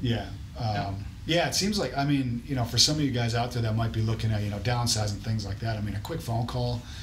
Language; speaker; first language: English; native; English